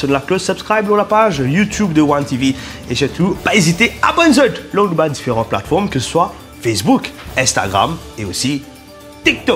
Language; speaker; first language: French; non-native, local second language; Morisyen